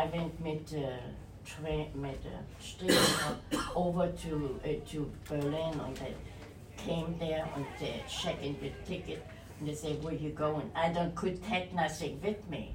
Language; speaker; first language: English; non-native, fluent; German